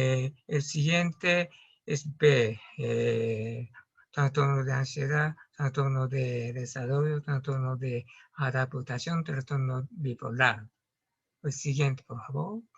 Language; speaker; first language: Spanish; non-native, learner; Japanese